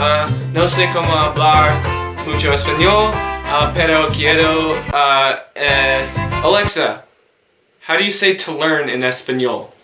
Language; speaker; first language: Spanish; non-native, learner; English